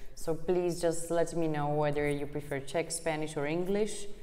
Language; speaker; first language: English; non-native, fluent; Czech